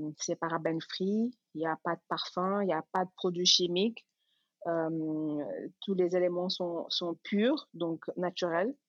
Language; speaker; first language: French; non-native, local second language; Serer